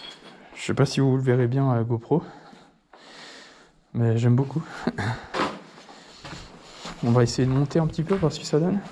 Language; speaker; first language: French; native; French